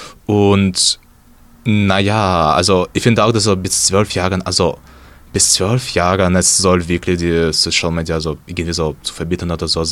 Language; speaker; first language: German; non-native, learner; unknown